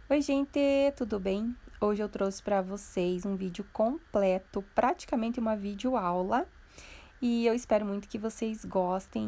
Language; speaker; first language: Portuguese; native; Portuguese